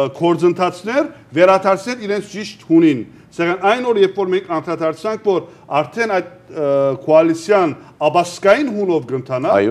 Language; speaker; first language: Armenian; early bilingual, heritage; Armenian